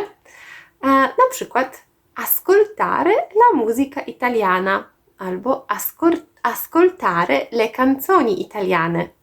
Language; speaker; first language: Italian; non-native, fluent; Polish